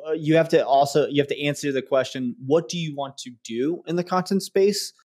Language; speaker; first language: English; native; English